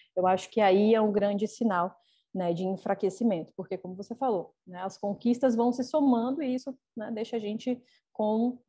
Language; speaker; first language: Portuguese; native; Portuguese